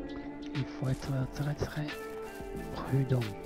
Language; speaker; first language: French; non-native, learner; Italian